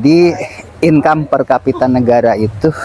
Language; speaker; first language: Indonesian; native; Indonesian